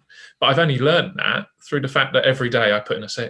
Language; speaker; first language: English; native; English